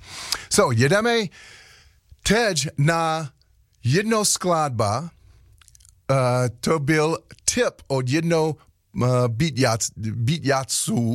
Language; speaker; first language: Czech; non-native, learner; English